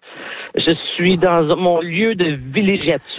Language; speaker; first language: French; native; French